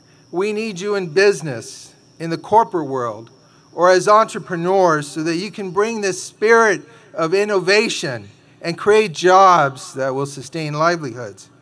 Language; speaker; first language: English; early bilingual, other home language; Spanish